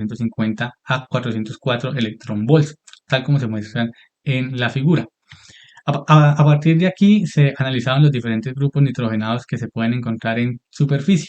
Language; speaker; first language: Spanish; native; Spanish